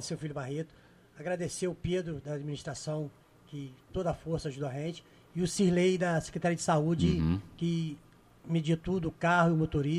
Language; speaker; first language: Portuguese; native; Portuguese